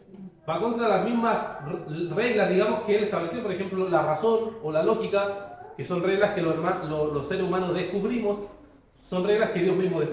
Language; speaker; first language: Spanish; native; Spanish